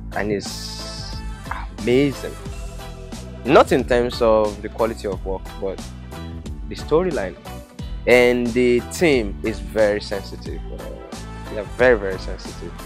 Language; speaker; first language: English; non-native, local second language; Yoruba